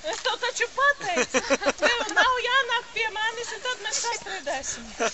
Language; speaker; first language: Latvian; native; Latvian